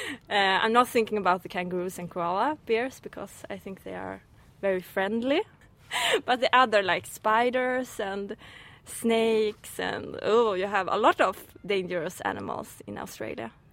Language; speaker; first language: English; non-native, fluent; Swedish